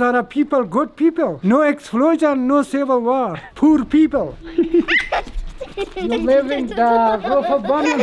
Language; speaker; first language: English; non-native, learner; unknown